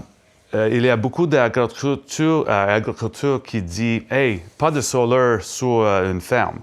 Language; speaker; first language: French; non-native, learner; English